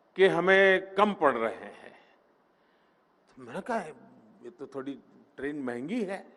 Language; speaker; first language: Hindi; non-native, local second language; Gujarati